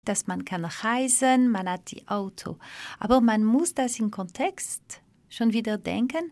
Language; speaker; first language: German; non-native, learner; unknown